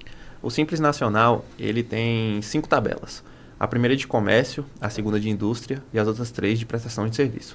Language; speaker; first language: Portuguese; native; Portuguese